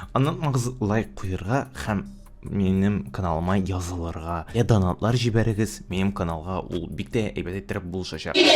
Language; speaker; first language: Tatar; non-native, local second language; Russian